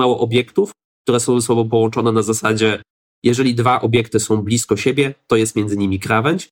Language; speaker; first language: Polish; native; Polish